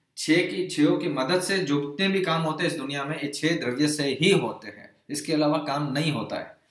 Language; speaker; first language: Hindi; non-native, local second language; Gujarati